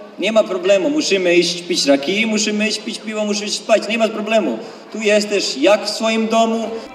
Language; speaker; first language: Polish; non-native, learner; Serbian